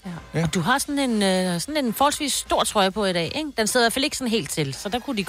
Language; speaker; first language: Danish; native; Danish